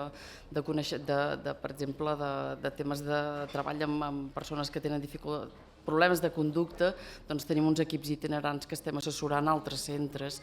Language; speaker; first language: Catalan; native; Catalan